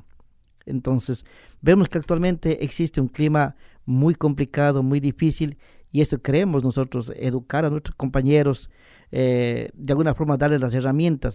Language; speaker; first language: Spanish; native; Spanish